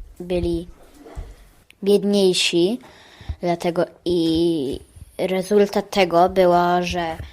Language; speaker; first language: Polish; early bilingual, heritage; Polish